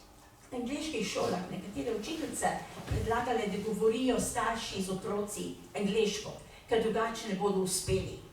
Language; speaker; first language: Slovenian; early bilingual, heritage; Slovenian